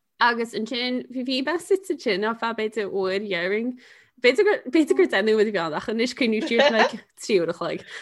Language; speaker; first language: Irish; non-native, local second language; English